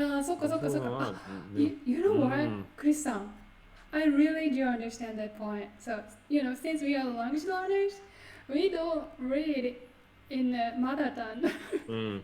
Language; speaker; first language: English; non-native, fluent; Japanese